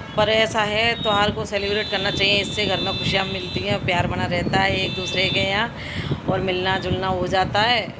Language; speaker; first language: Hindi; native; Hindi